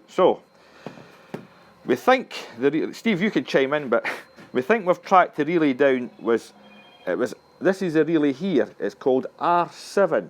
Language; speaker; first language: English; native; English